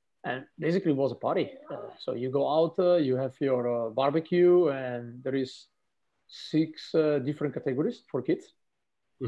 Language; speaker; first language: English; non-native, fluent; Italian